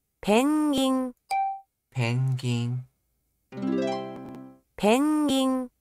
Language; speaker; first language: Japanese; non-native, learner; English